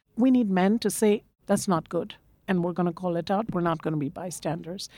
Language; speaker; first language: English; non-native, local second language; Bangla